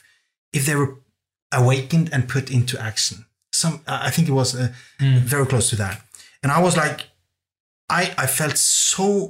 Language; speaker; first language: English; non-native, fluent; Norwegian